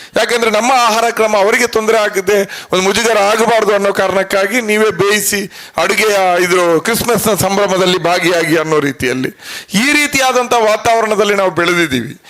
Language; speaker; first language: Kannada; non-native, local second language; Malayalam